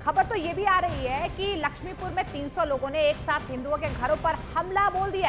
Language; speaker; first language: Hindi; native; Hindi